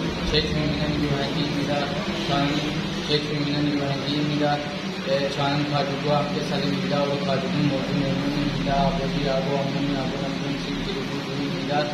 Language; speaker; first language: Korean; non-native, learner; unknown